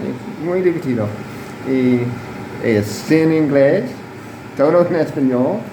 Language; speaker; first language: Spanish; non-native, learner; English